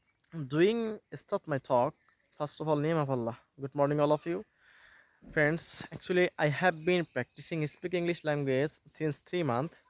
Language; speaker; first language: English; non-native, learner; Bangla